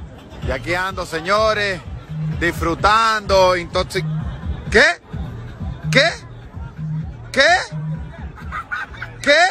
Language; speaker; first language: Spanish; native; Spanish